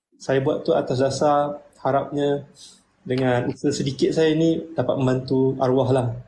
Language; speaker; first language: Malay; native; Malay